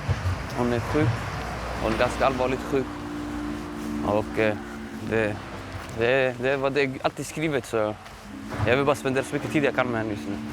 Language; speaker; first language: Swedish; early bilingual, other home language; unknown